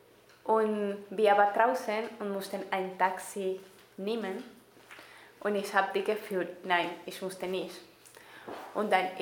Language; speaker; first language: German; non-native, learner; Spanish